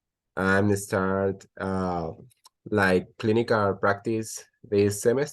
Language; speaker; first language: English; non-native, learner; Spanish